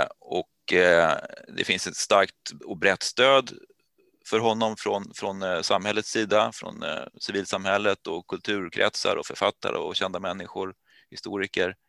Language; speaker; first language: Swedish; native; Swedish